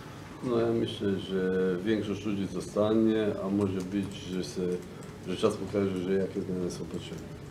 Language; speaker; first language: Polish; non-native, fluent; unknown